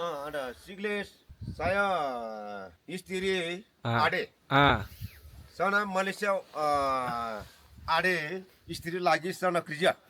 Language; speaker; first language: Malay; non-native, learner; Nepali